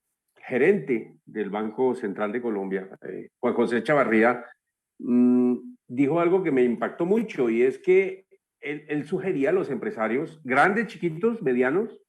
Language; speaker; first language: Spanish; native; Spanish